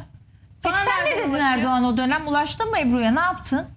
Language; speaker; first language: Turkish; native; Turkish